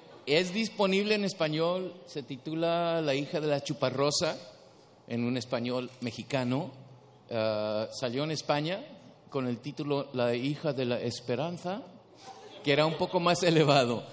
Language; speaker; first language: Spanish; early bilingual, heritage; Spanish